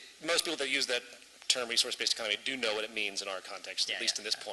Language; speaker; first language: English; native; English